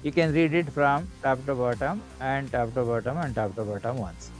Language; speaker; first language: English; non-native, local second language; Kannada